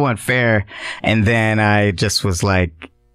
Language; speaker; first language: English; native; English